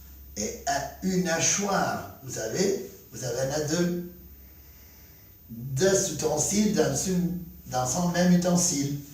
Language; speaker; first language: French; non-native, fluent; Spanish